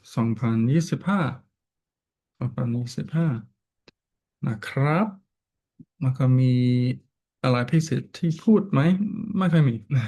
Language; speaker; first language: Thai; non-native, learner; English